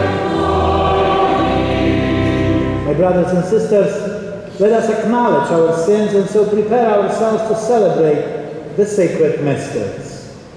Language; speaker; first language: English; non-native, fluent; Polish